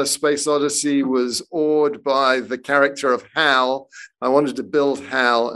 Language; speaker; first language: English; native; English